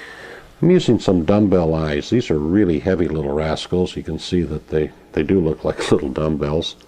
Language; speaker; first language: English; native; English